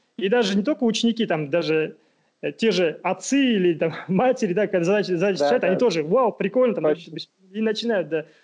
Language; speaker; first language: Russian; non-native, local second language; Kazakh